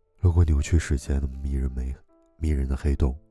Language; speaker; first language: Chinese; native; Chinese